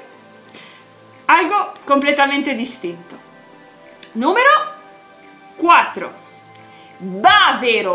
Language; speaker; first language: Spanish; non-native, fluent; Italian